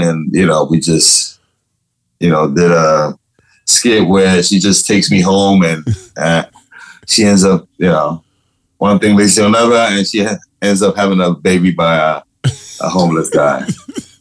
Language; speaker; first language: English; non-native, fluent; Spanish